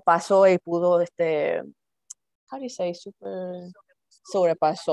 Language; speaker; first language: Spanish; early bilingual, heritage; Spanish